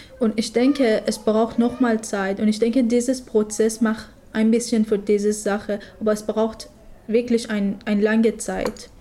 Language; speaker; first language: German; non-native, learner; Persian